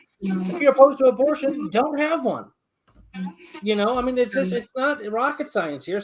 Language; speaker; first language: English; native; English